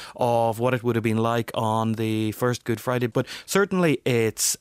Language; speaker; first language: English; native; English